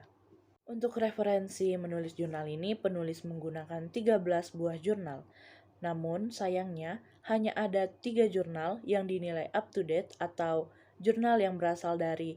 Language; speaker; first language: Indonesian; native; Indonesian